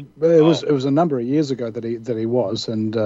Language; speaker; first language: English; native; English